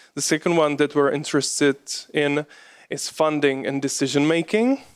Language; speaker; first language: English; non-native, fluent; Czech